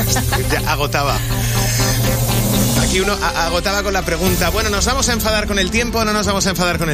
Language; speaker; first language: Spanish; native; Spanish